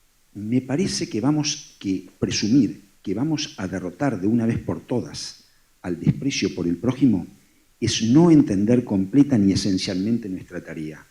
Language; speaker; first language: Spanish; native; Spanish